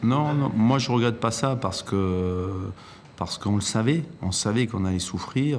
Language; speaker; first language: French; native; French